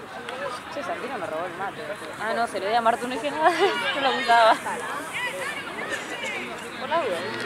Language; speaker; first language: Spanish; native; Spanish